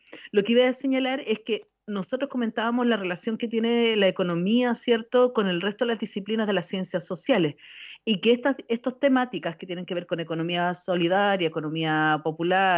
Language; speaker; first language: Spanish; native; Spanish